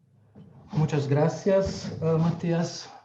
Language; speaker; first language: Spanish; non-native, fluent; Slovenian